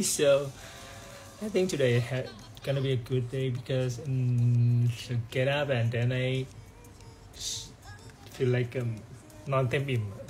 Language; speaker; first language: English; non-native, learner; Thai